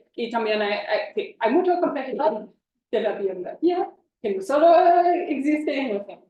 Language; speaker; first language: Spanish; non-native, fluent; English